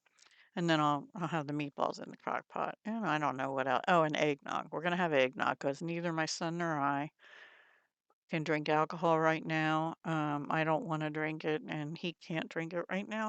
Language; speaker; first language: English; native; English